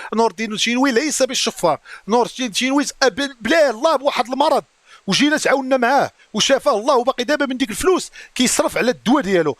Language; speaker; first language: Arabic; native; Arabic